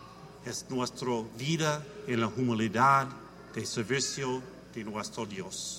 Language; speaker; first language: Spanish; non-native, learner; English